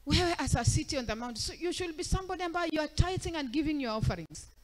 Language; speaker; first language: English; non-native, local second language; Swahili